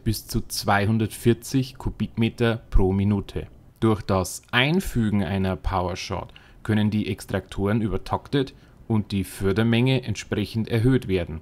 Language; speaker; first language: German; native; German